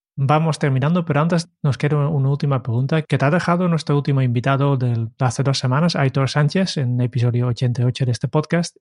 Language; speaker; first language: Spanish; non-native, fluent; Dutch